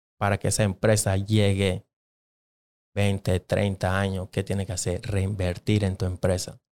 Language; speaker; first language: Spanish; non-native, local second language; Jamaican Creole English